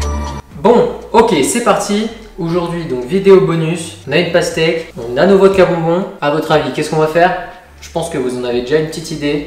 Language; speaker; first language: French; native; French